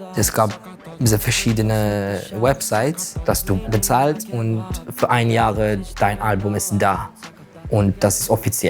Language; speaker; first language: German; non-native, learner; Turkish